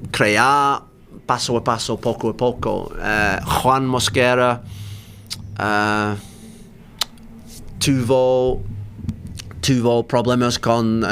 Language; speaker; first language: Spanish; non-native, learner; English